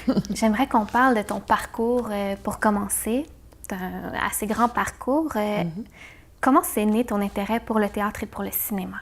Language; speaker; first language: French; native; French